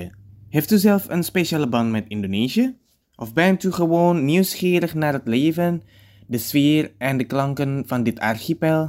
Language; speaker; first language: Dutch; non-native, fluent; Indonesian